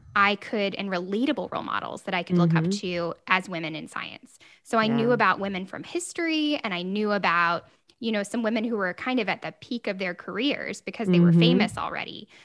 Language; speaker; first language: English; native; English